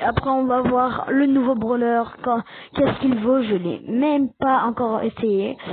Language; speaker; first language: French; native; French